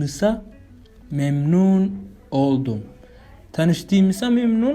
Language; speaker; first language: Turkish; non-native, fluent; Somali